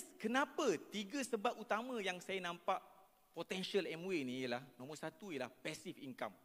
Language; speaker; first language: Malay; native; Malay